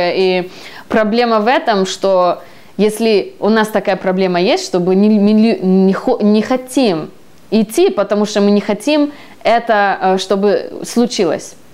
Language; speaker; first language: Russian; early bilingual, heritage; Russian